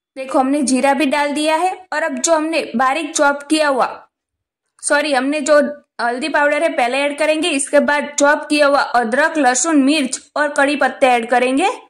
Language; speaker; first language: Hindi; non-native, local second language; Gujarati